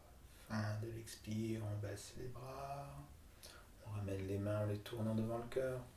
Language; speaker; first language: French; native; French